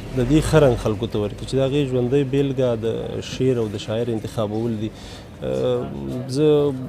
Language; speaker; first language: Pashto; native; Pashto